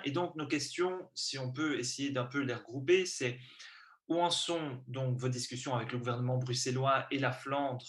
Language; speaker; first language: French; native; French